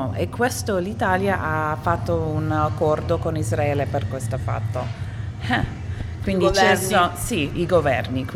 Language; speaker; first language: Italian; non-native, fluent; Arabic